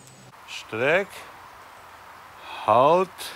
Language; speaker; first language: German; native; German